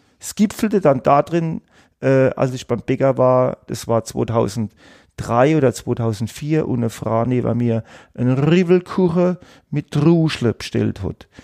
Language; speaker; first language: German; native; German